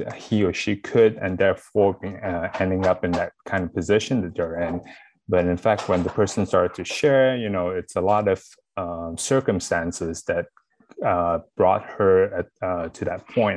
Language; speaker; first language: English; non-native, local second language; Chinese